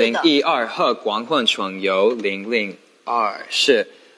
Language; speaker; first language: Chinese; non-native, learner; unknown